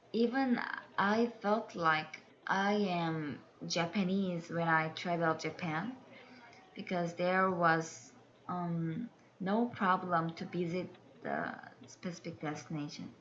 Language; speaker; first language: English; non-native, learner; Korean